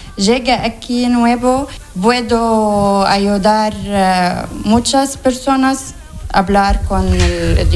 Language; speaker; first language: Spanish; non-native, learner; Arabic